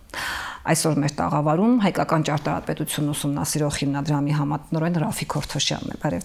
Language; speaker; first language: Armenian; native; Armenian